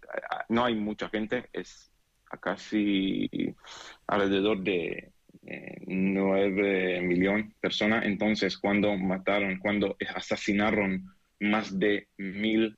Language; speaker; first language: Spanish; non-native, learner; Hebrew